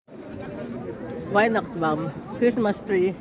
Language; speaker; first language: German; non-native, learner; Filipino